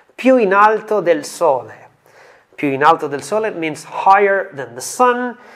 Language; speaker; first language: English; non-native, fluent; Italian